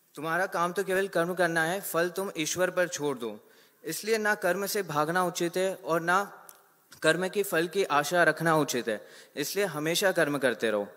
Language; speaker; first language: Hindi; native; Hindi